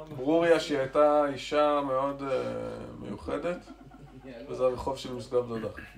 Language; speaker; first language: Hebrew; native; Hebrew